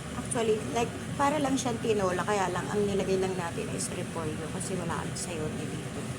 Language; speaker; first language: Filipino; non-native, local second language; Pampanga